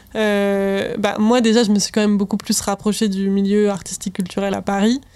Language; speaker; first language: French; native; French